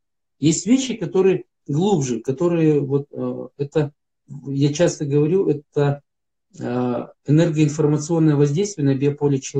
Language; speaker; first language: Russian; native; Russian